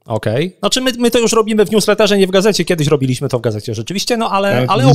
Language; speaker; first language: Polish; native; Polish